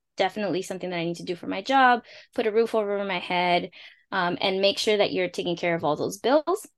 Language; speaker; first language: English; early bilingual, other home language; Spanish